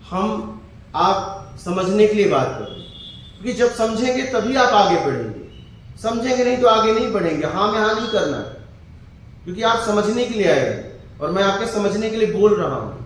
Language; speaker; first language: Hindi; native; Hindi